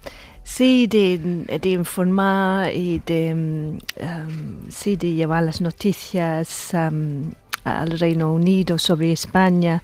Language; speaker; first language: Spanish; non-native, fluent; English